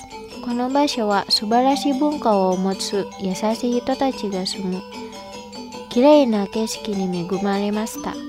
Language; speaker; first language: Japanese; non-native, fluent; Indonesian